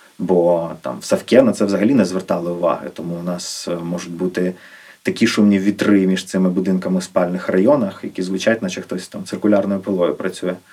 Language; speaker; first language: Ukrainian; non-native, local second language; Russian